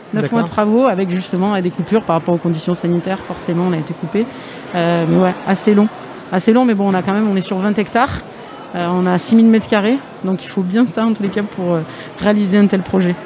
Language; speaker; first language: French; native; French